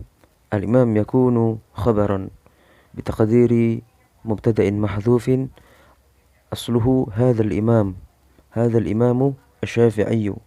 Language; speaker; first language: Arabic; non-native, learner; Indonesian